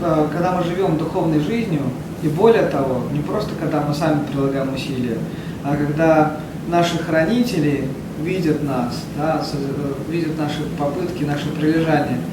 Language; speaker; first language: Russian; native; Russian